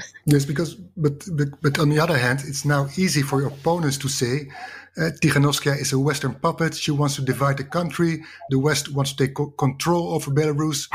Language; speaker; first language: English; non-native, fluent; Dutch